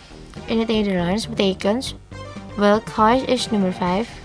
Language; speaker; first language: Dutch; non-native, learner; Indonesian